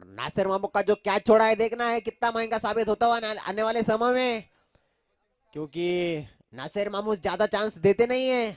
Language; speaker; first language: Hindi; non-native, local second language; Marathi